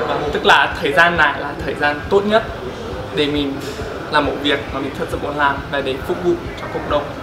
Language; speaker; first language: Vietnamese; non-native, learner; English